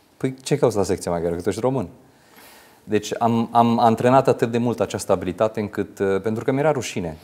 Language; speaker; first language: Romanian; non-native, local second language; Hungarian